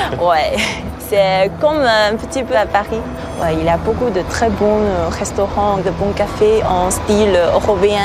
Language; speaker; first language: French; non-native, fluent; Chinese